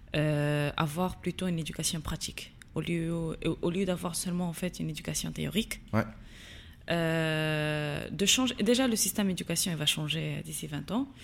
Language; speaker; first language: French; non-native, local second language; Tachelhit